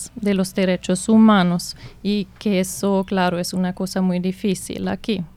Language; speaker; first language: Spanish; non-native, fluent; German